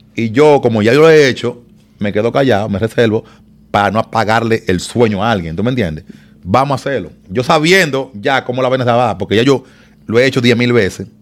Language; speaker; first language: Spanish; native; Spanish